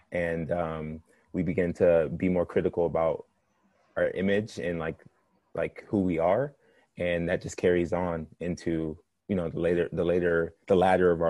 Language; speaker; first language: English; native; English